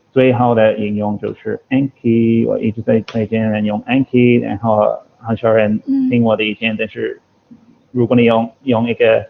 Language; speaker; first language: Chinese; non-native, fluent; English